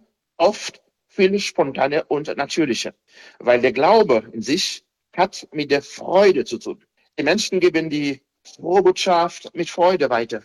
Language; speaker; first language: German; non-native, fluent; Haitian Creole